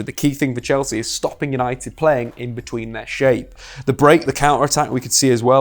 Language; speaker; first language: English; native; English